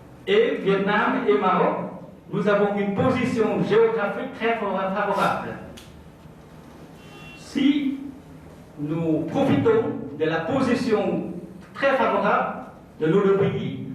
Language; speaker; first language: French; non-native, fluent; Vietnamese